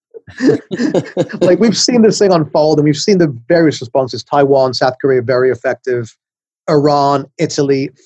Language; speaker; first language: English; native; English